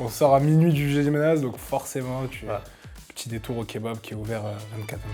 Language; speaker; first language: French; native; French